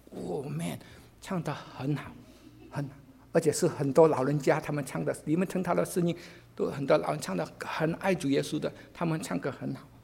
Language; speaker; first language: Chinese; non-native, local second language; Cantonese